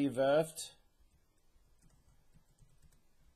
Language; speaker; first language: German; non-native, learner; English